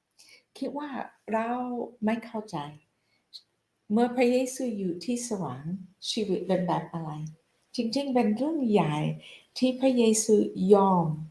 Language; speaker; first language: Thai; non-native, fluent; English